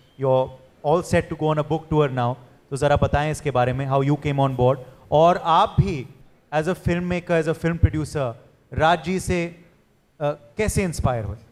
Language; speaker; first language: Hindi; native; Hindi